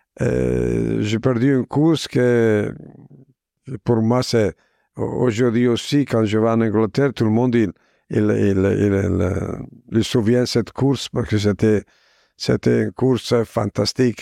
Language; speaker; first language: French; non-native, fluent; Italian